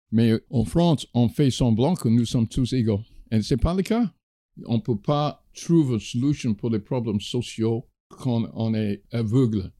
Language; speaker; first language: French; non-native, fluent; English